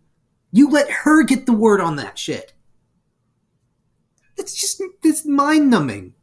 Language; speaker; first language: English; native; English